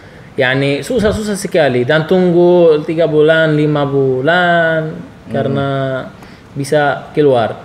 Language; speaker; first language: Indonesian; non-native, learner; Arabic